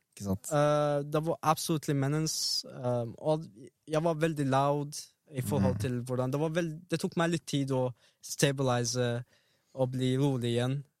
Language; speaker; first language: Norwegian; early bilingual, other home language; Arabic